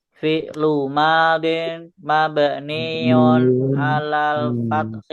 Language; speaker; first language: Arabic; non-native, learner; Indonesian